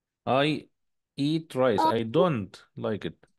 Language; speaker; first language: English; non-native, learner; Arabic